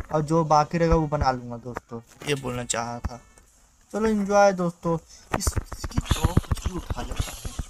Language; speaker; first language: Hindi; native; Hindi